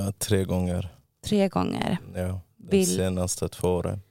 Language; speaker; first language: Swedish; early bilingual, other home language; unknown